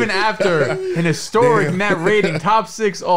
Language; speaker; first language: English; native; English